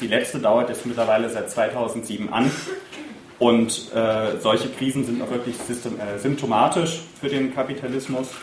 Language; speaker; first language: German; native; German